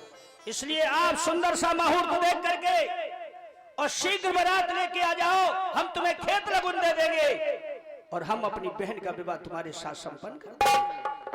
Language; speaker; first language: Hindi; native; Hindi